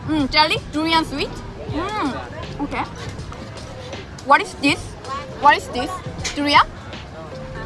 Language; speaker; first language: English; non-native, learner; Korean